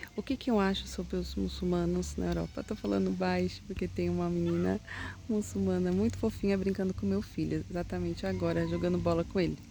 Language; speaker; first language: Portuguese; native; Portuguese